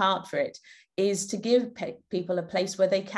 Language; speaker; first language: English; native; English